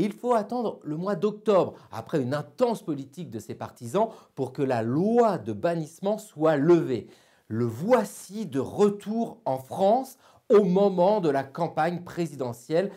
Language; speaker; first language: French; native; French